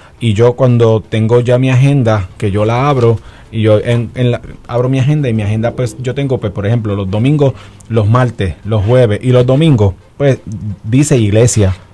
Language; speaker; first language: Spanish; native; Spanish